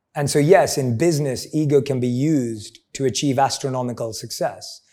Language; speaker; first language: English; native; English